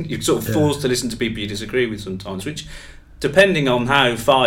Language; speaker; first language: English; native; English